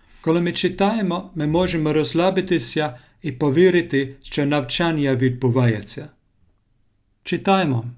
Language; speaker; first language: Ukrainian; non-native, learner; Finnish